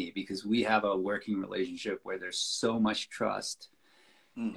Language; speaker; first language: English; native; English